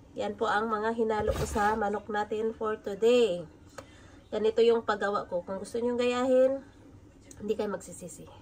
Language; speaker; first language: Filipino; native; Filipino